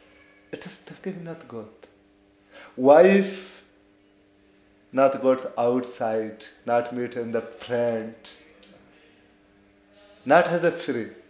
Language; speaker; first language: English; non-native, learner; Baluchi